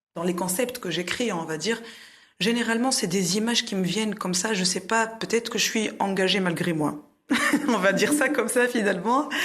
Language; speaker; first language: French; non-native, local second language; Arabic